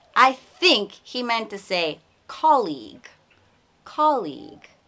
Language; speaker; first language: English; native; English